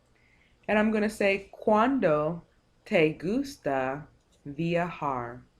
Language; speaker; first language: Spanish; non-native, fluent; English